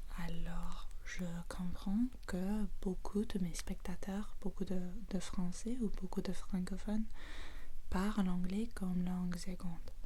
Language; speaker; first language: French; non-native, fluent; English